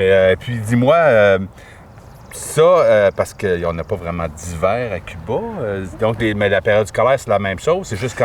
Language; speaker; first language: French; native; French